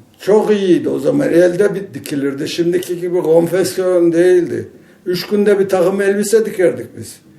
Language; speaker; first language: Turkish; native; Turkish